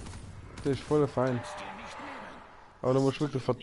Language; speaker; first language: German; native; German